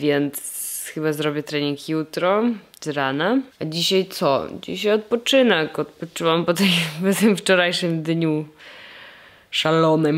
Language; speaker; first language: Polish; non-native, fluent; Russian